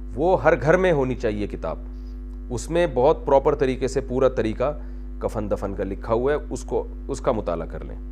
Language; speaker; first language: Urdu; native; Urdu